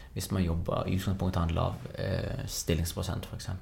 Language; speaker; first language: Norwegian; native; Norwegian